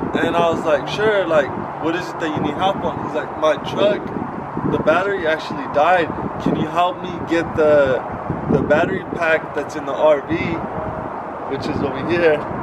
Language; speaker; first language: English; early bilingual, other home language; Spanish